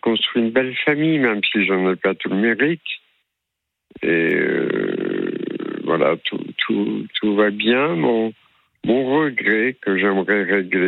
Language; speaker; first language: French; native; French